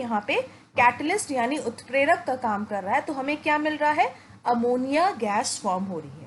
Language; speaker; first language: Hindi; native; Hindi